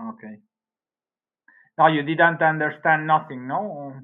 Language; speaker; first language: English; non-native, learner; Spanish